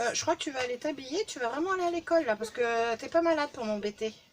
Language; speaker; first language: French; native; French